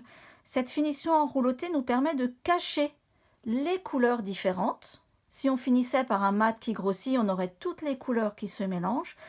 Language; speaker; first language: French; native; French